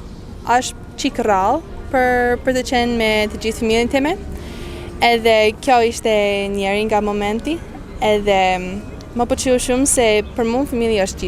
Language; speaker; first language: Albanian; non-native, fluent; English